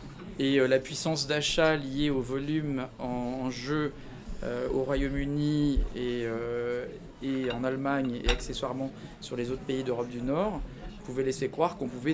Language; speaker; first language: French; native; French